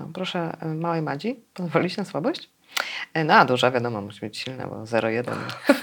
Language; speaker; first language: Polish; native; Polish